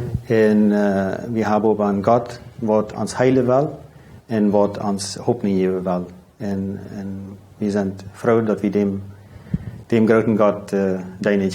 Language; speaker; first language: German; non-native, local second language; Plautdietsch